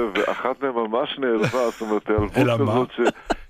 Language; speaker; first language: Hebrew; non-native, fluent; Russian